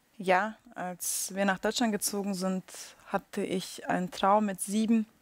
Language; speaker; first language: German; early bilingual, other home language; Russian